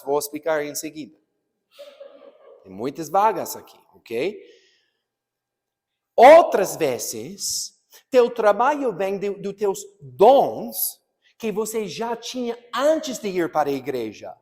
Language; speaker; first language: Portuguese; non-native, fluent; English